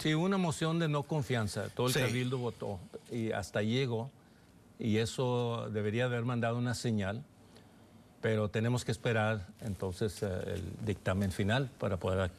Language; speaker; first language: Spanish; early bilingual, heritage; Spanish